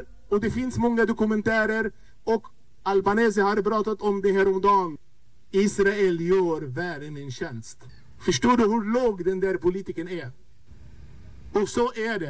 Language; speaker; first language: Swedish; non-native, fluent; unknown